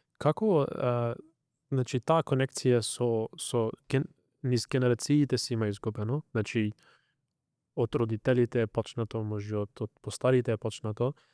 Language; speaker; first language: Macedonian; early bilingual, heritage; Macedonian